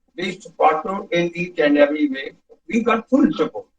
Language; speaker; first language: English; non-native, local second language; Punjabi